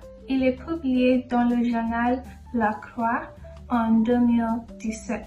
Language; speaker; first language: French; non-native, learner; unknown